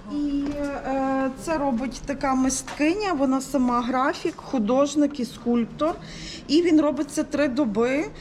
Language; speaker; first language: Ukrainian; native; Ukrainian